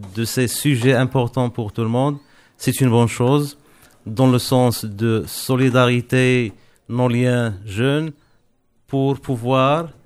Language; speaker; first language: French; non-native, local second language; Arabic